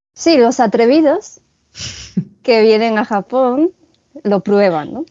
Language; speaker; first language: Spanish; early bilingual, heritage; Japanese